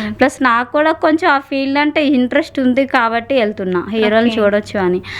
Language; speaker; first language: Telugu; native; Telugu